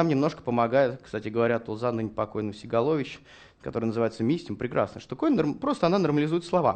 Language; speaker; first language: Russian; native; Russian